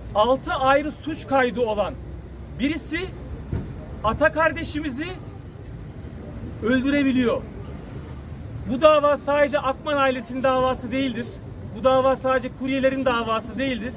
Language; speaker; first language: Turkish; native; Turkish